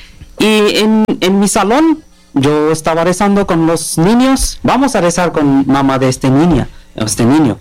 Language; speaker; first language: Spanish; non-native, learner; Bangla